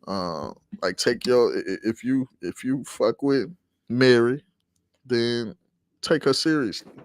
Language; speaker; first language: English; native; English